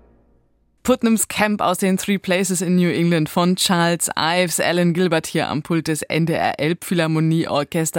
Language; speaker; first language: German; native; German